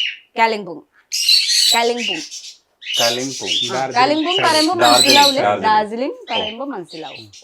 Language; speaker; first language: Malayalam; non-native, learner; Nepali